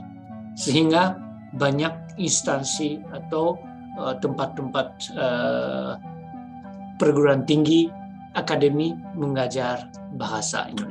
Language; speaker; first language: Indonesian; non-native, fluent; Japanese